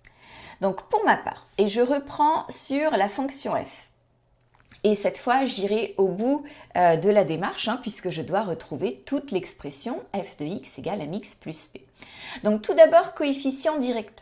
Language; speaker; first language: French; native; French